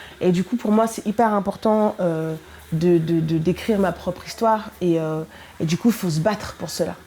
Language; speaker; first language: French; early bilingual, other home language; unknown